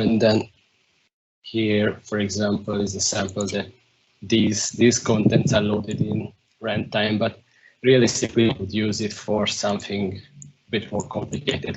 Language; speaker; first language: English; non-native, fluent; Hungarian